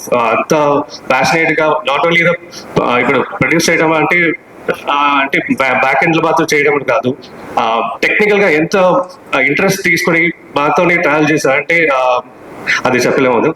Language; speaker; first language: Telugu; non-native, fluent; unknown